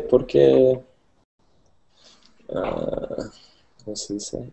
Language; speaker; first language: Spanish; non-native, learner; English